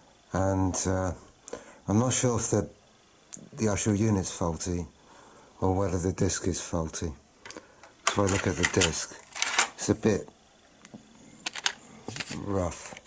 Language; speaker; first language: English; native; English